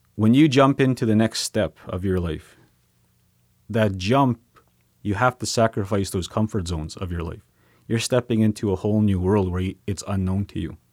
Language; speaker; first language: English; native; English